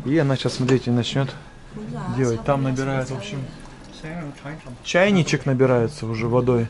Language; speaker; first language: Russian; native; Russian